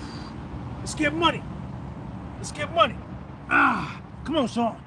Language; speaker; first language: English; native; English